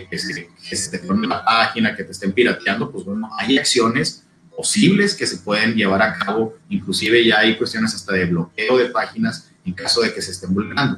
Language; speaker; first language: Spanish; native; Spanish